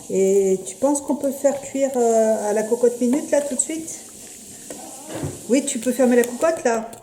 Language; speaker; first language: French; native; French